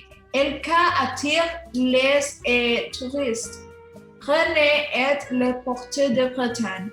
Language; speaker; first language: French; non-native, learner; Spanish